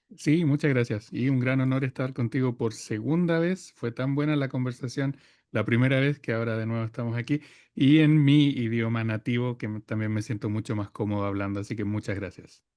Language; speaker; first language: Spanish; native; Spanish